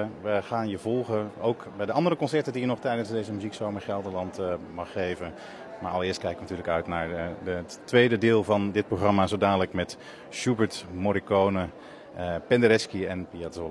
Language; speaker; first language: Dutch; native; Dutch